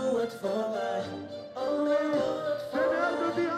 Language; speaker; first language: Dutch; native; Dutch